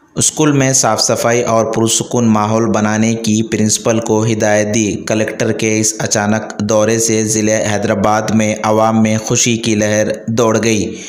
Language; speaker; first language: Urdu; native; Urdu